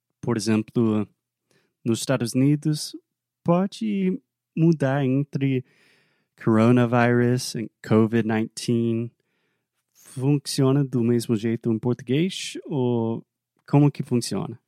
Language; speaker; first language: Portuguese; non-native, fluent; English